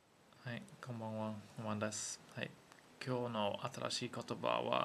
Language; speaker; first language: Japanese; non-native, learner; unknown